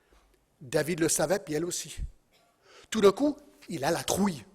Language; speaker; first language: French; non-native, fluent; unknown